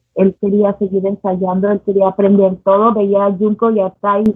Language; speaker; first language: Spanish; native; Spanish